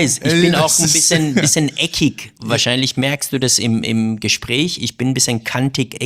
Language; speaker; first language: German; early bilingual, other home language; Persian